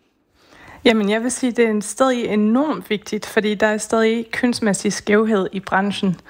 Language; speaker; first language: Danish; non-native, fluent; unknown